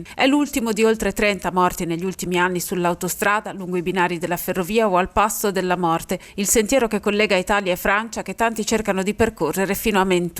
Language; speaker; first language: Italian; native; Italian